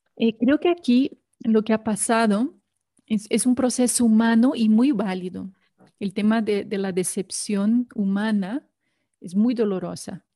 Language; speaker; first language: Spanish; non-native, fluent; Portuguese